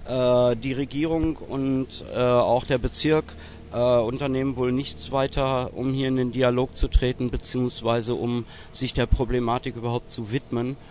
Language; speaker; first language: German; native; German